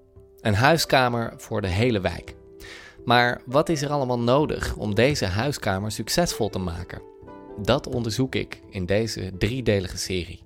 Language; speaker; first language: Dutch; native; Dutch